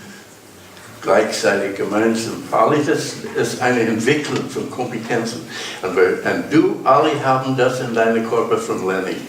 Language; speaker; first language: German; non-native, learner; English